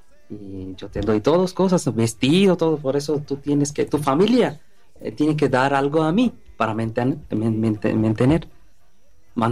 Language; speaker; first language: Spanish; non-native, learner; Bangla